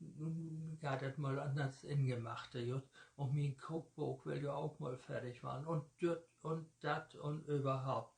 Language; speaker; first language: German; native; German